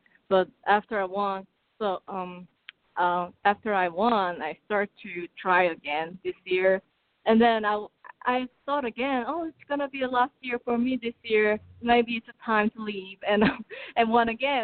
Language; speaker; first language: English; non-native, fluent; Korean